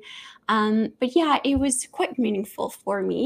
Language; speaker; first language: English; non-native, fluent; Spanish